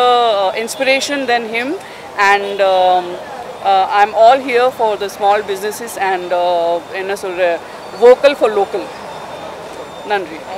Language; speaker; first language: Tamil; non-native, fluent; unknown